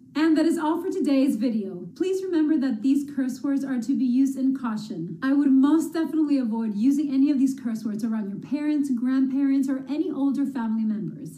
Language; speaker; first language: English; early bilingual, other home language; Spanish